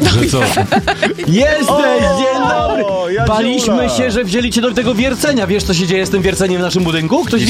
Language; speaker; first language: Polish; native; Polish